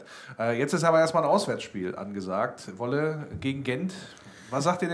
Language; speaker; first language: German; native; German